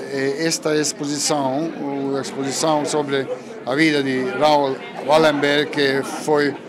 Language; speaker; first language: Portuguese; non-native, fluent; Hungarian